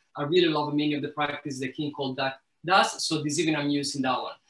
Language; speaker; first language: English; early bilingual, other home language; Somali